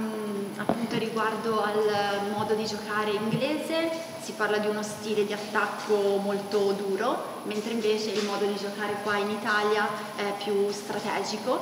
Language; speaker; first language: Italian; native; Italian